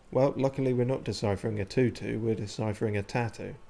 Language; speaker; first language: English; native; English